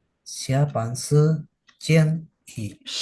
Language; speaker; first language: Chinese; non-native, learner; Indonesian